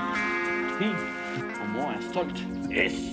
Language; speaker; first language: Danish; native; Danish